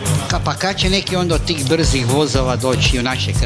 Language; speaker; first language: Croatian; native; Croatian